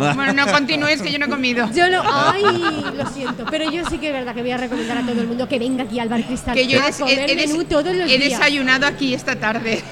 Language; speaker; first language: Spanish; native; Spanish